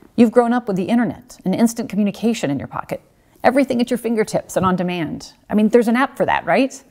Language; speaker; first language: English; native; English